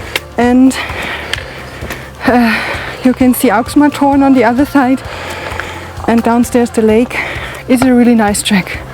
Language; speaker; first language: English; non-native, learner; German